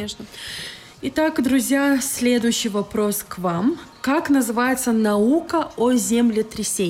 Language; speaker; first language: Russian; non-native, local second language; Tajik